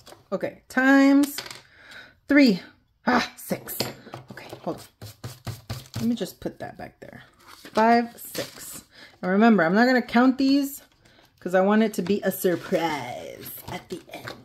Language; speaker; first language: English; native; English